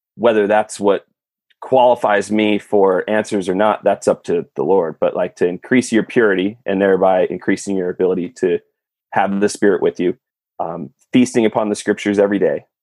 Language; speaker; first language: English; native; English